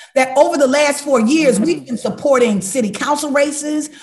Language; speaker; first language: English; native; English